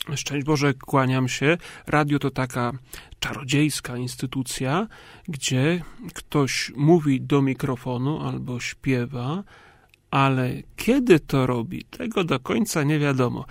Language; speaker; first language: Polish; native; Polish